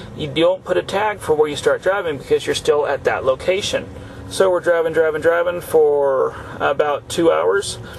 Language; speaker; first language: English; native; English